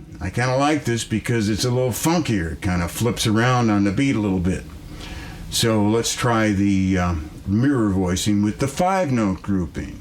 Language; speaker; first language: English; native; English